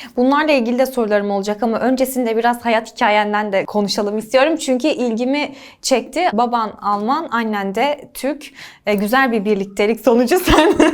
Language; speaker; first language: Turkish; native; Turkish